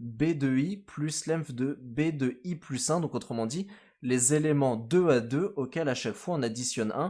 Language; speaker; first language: French; native; French